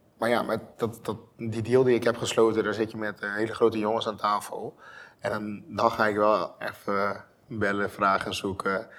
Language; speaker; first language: Dutch; non-native, local second language; Papiamento